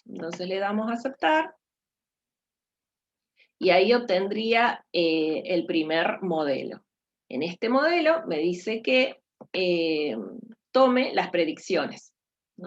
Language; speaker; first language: Spanish; native; Spanish